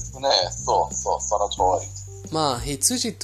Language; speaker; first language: Japanese; non-native, fluent; Persian